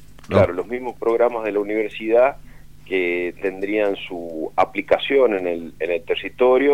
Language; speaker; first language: Spanish; native; Spanish